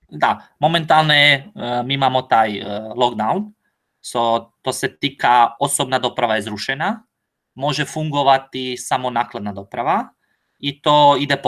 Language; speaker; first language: Slovak; non-native, learner; Croatian